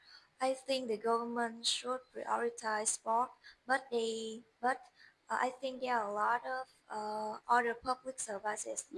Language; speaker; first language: English; non-native, learner; Vietnamese